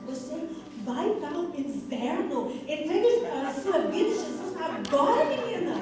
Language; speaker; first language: Portuguese; non-native, fluent; English